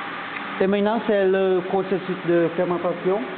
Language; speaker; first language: French; non-native, learner; Vietnamese